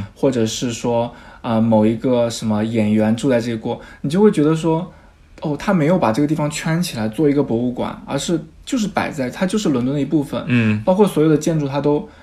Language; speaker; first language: Chinese; native; Chinese